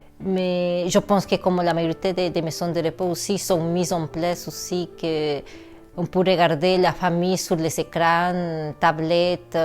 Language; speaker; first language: French; non-native, fluent; Spanish